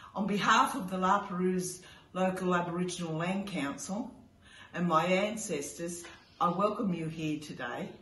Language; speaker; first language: English; native; English